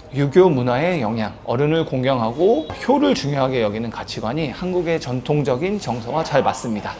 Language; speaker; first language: Korean; native; Korean